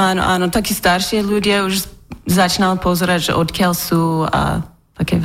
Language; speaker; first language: Slovak; non-native, learner; English